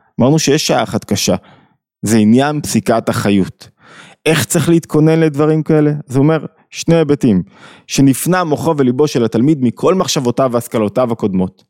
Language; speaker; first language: Hebrew; native; Hebrew